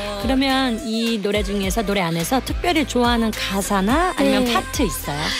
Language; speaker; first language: Korean; native; Korean